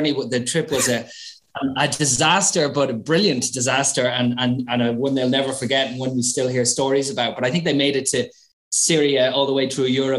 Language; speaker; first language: English; native; English